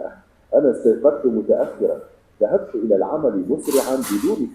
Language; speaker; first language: Arabic; non-native, learner; Indonesian